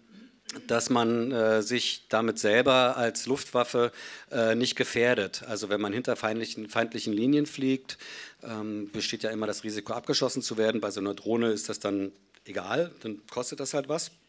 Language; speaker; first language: German; native; German